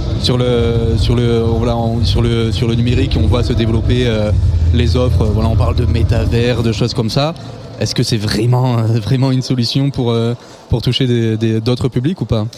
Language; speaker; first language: French; native; French